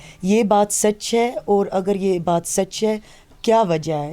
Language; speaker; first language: Hindi; early bilingual, heritage; Dutch